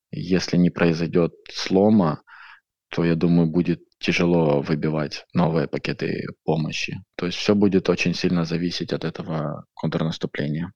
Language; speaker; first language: Russian; native; Russian